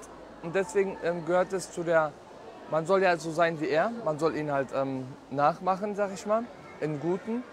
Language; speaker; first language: German; non-native, fluent; Turkish